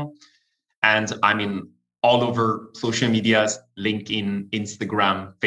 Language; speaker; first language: English; non-native, fluent; Persian